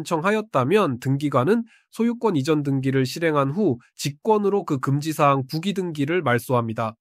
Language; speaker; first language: Korean; native; Korean